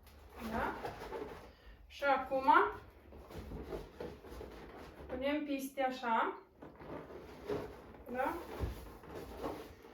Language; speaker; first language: Romanian; non-native, local second language; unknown